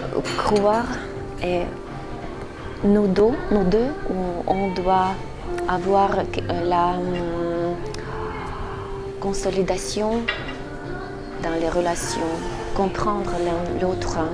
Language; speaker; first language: French; non-native, fluent; Russian